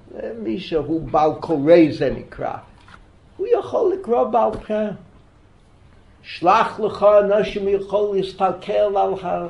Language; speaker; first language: Hebrew; non-native, fluent; English